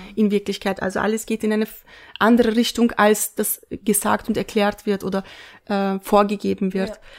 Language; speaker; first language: German; early bilingual, other home language; Turkish